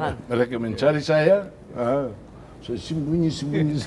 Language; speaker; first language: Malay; non-native, fluent; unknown